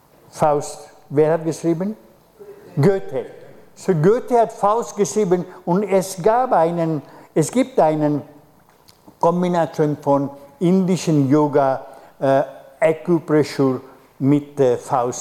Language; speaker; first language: German; non-native, fluent; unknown